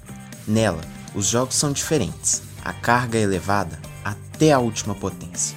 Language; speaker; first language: Portuguese; native; Portuguese